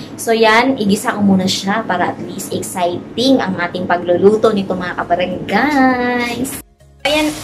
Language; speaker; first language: Filipino; non-native, local second language; Cebuano